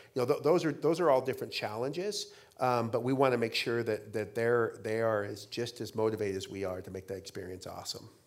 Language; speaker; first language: English; native; English